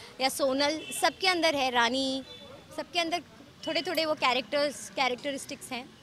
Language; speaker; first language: Hindi; native; Hindi